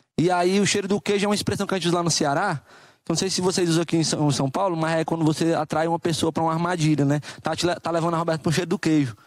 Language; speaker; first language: Portuguese; native; Portuguese